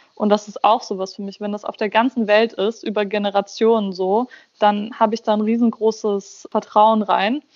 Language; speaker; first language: German; early bilingual, other home language; Persian